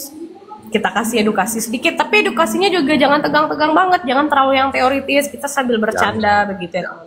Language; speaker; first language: Indonesian; native; Indonesian